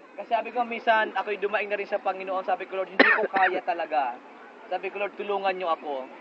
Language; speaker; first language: Filipino; native; Filipino